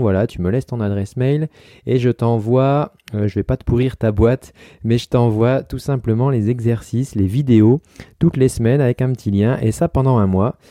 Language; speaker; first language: French; native; French